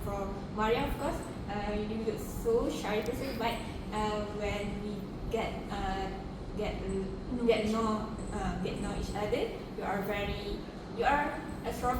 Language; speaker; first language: English; non-native, local second language; Malay